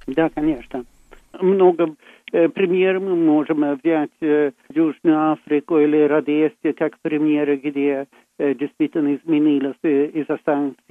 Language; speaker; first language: Russian; non-native, fluent; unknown